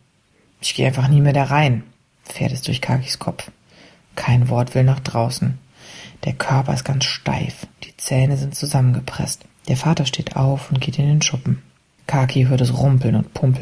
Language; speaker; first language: German; native; German